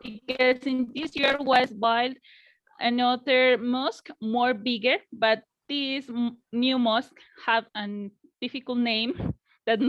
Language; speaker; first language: English; non-native, learner; Spanish